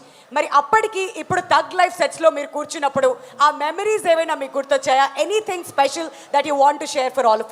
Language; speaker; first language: Telugu; native; Telugu